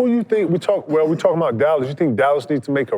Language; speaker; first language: English; native; English